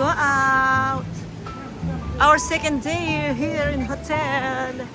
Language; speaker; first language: English; non-native, local second language; Filipino